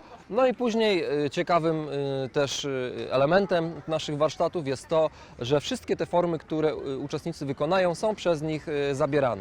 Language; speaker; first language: Polish; native; Polish